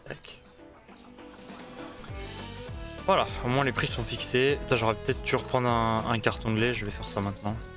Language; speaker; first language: French; native; French